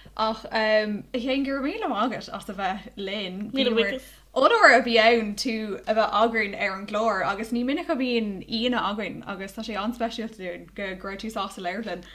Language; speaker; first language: Irish; non-native, local second language; English